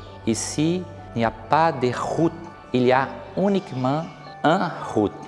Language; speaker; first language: French; non-native, learner; Portuguese